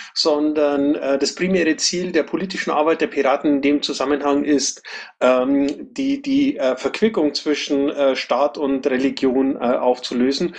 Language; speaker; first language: German; native; German